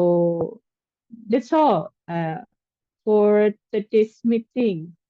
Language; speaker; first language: English; non-native, fluent; Indonesian